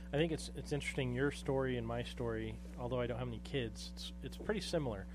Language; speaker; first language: English; native; English